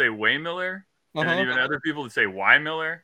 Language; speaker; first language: English; native; English